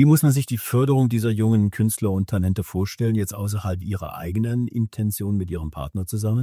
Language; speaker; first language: German; native; German